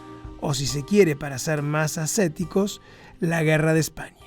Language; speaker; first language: Spanish; native; Spanish